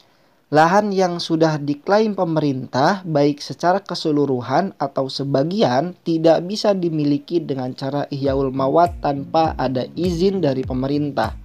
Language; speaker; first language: Indonesian; native; Indonesian